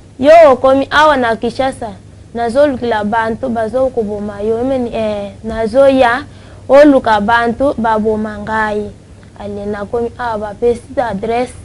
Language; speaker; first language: Lingala; non-native, local second language; Luba-Lulua